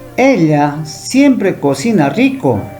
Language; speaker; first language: Spanish; non-native, local second language; Quechua